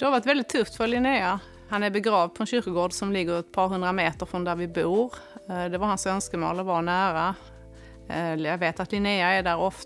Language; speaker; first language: Swedish; native; Swedish